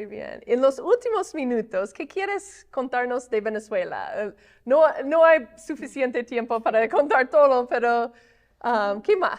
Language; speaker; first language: Spanish; non-native, fluent; English